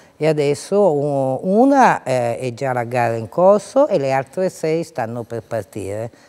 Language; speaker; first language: Italian; native; Italian